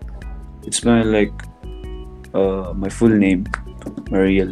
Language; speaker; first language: English; non-native, learner; Korean